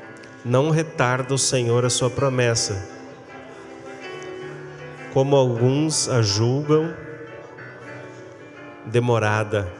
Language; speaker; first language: Portuguese; native; Portuguese